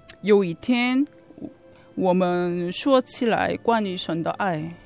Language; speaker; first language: Chinese; non-native, fluent; Korean